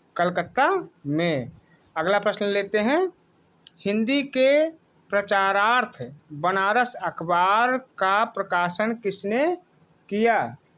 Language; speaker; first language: Hindi; native; Hindi